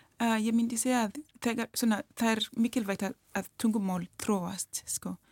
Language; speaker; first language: Icelandic; non-native, learner; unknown